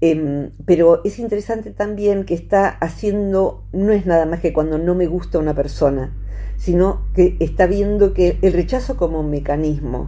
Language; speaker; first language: Spanish; native; Spanish